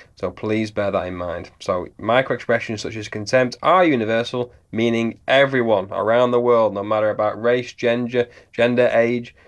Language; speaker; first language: English; native; English